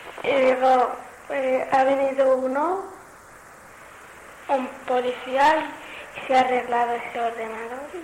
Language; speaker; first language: Spanish; non-native, learner; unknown